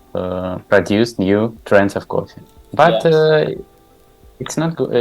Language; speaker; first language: English; non-native, learner; Tajik